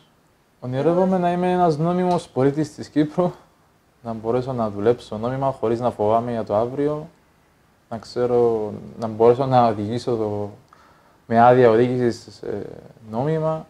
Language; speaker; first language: Greek; early bilingual, other home language; Persian